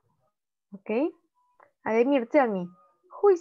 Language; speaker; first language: English; non-native, learner; Spanish